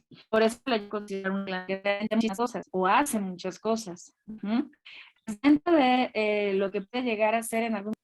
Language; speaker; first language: Spanish; native; Spanish